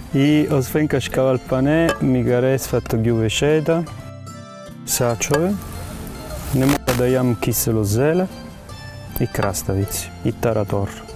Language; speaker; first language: Bulgarian; non-native, fluent; Italian